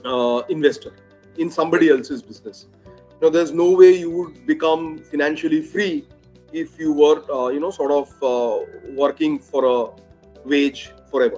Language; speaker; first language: English; non-native, local second language; Bangla